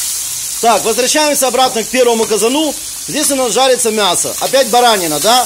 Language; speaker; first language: Russian; native; Russian